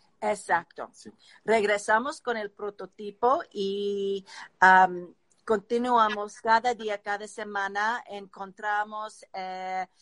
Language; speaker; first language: Spanish; non-native, learner; English